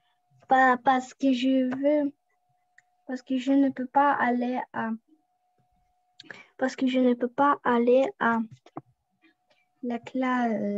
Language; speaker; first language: French; non-native, learner; Russian